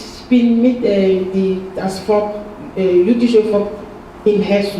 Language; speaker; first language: German; non-native, fluent; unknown